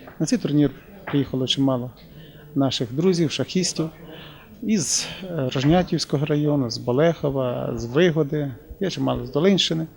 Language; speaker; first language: Ukrainian; native; Ukrainian